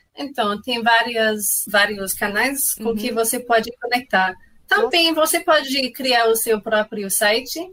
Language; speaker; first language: Portuguese; non-native, fluent; English